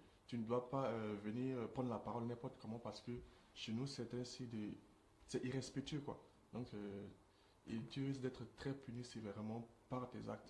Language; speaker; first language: French; non-native, local second language; Sango